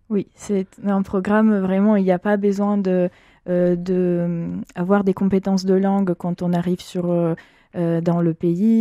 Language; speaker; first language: French; native; French